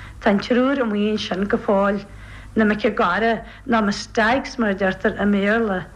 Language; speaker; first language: Irish; native; Irish